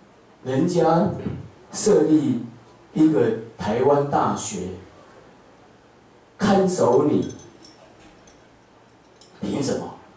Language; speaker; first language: Chinese; native; Chinese